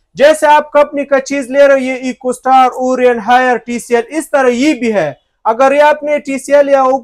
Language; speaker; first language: Urdu; non-native, local second language; Pashto